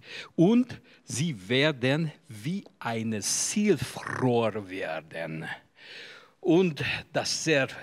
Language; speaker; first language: German; non-native, learner; Hungarian